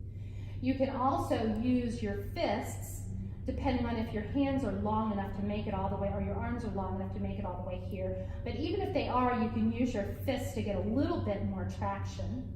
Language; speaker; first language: English; native; English